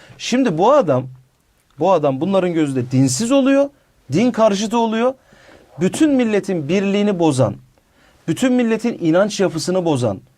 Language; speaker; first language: Turkish; native; Turkish